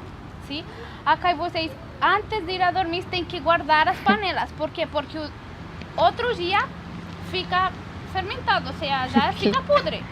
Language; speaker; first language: Portuguese; non-native, learner; Spanish